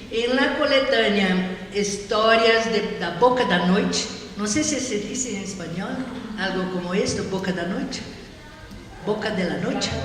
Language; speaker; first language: Spanish; non-native, learner; Portuguese